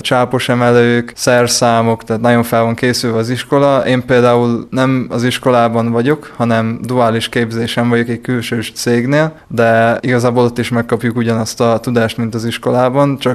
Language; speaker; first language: Hungarian; native; Hungarian